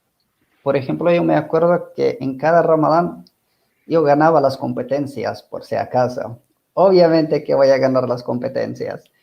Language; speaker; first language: Spanish; non-native, fluent; Arabic